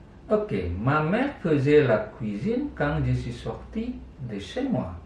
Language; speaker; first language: French; non-native, fluent; Indonesian